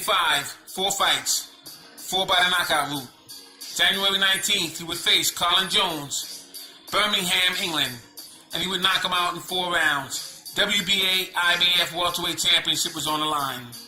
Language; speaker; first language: English; native; English